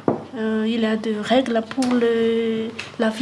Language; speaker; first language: French; non-native, local second language; Malagasy